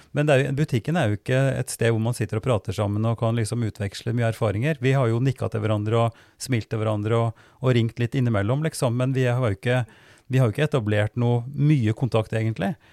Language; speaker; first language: Norwegian; native; Norwegian